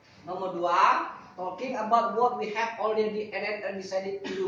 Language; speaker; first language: English; non-native, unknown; Indonesian